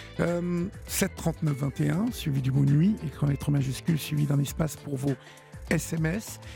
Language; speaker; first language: French; native; French